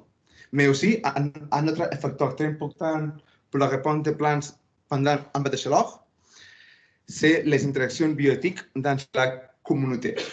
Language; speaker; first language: French; non-native, fluent; Spanish